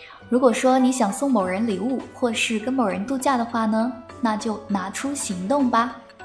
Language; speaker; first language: Chinese; native; Chinese